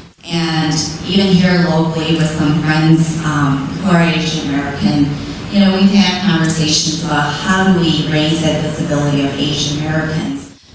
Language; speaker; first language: English; early bilingual, other home language; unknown